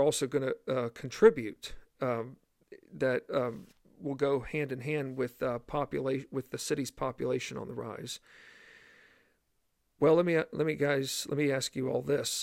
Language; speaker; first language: English; native; English